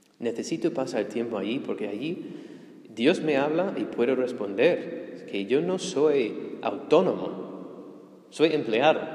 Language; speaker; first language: Spanish; non-native, fluent; English